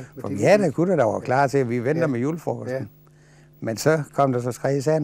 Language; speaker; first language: Danish; native; Danish